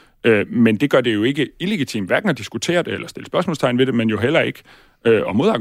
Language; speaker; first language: Danish; native; Danish